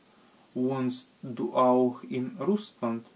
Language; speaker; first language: German; non-native, learner; Russian